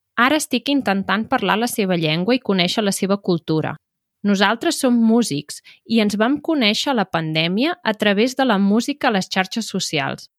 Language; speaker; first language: Catalan; native; Catalan